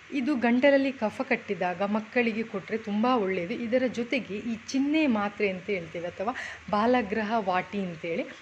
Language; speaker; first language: Kannada; non-native, local second language; Tulu